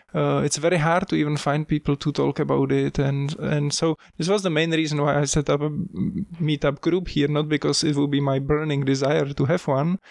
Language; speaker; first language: English; non-native, fluent; Czech